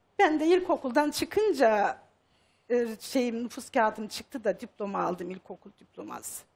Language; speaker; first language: Turkish; native; Turkish